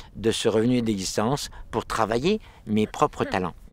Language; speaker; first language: French; native; French